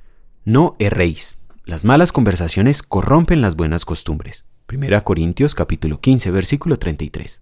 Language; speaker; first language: Spanish; native; Spanish